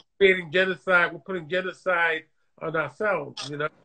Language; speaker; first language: English; native; English